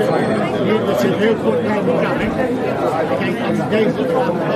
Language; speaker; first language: Dutch; native; Dutch